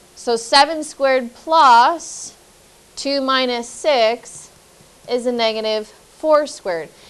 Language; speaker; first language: English; native; English